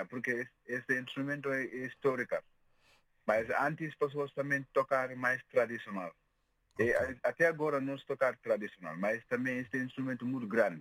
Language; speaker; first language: Portuguese; non-native, learner; Mandingo